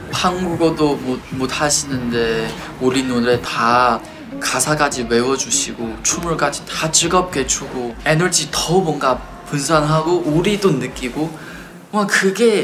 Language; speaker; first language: Korean; non-native, fluent; Chinese